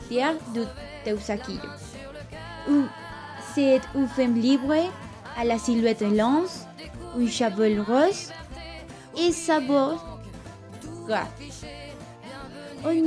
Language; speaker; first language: French; non-native, learner; Spanish